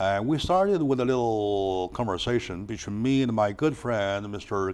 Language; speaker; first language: English; non-native, fluent; Chinese